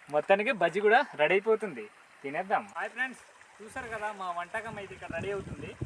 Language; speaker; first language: Telugu; native; Telugu